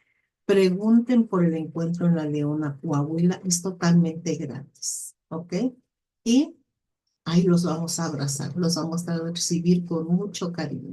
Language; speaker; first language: Spanish; native; Spanish